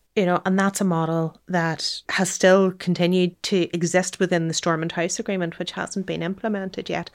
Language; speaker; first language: English; native; English